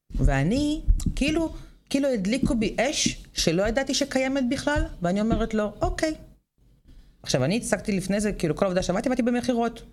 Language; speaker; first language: Hebrew; native; Hebrew